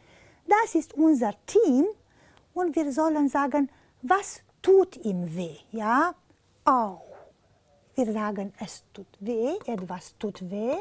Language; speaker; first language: German; non-native, fluent; Romanian